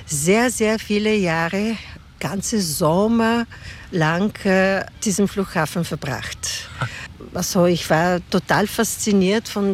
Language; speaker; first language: German; non-native, fluent; Bulgarian